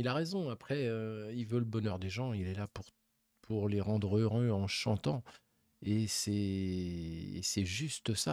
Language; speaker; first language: French; native; French